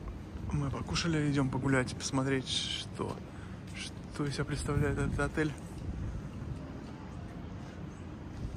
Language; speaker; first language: Russian; native; Russian